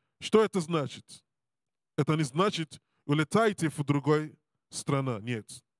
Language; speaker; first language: Russian; non-native, learner; English